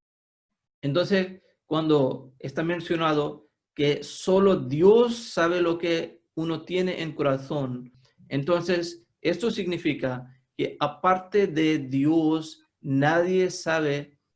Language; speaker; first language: Spanish; non-native, fluent; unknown